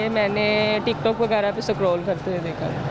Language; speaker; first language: Hindi; native; Hindi